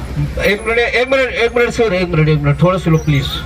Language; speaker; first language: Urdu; non-native, local second language; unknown